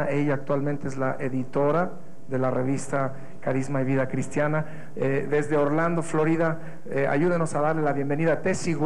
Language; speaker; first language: Spanish; native; Spanish